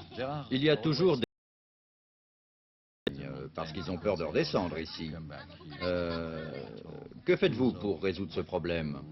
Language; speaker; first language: French; native; French